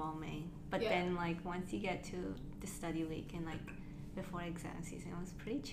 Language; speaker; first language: English; non-native, local second language; Cantonese